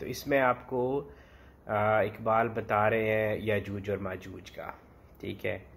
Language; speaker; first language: Urdu; non-native, local second language; Punjabi